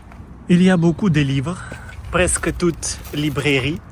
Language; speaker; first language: French; non-native, fluent; Russian